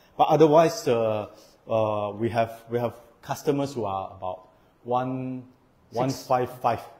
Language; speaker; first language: English; non-native, local second language; Chinese